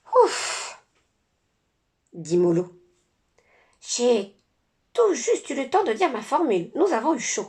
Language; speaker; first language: French; native; French